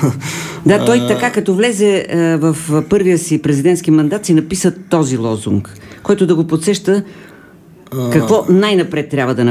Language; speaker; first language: Bulgarian; native; Bulgarian